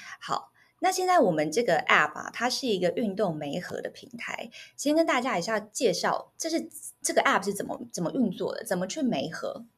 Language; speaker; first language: Chinese; native; Chinese